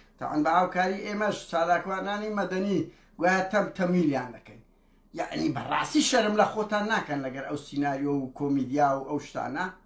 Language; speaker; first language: Central Kurdish; native; Central Kurdish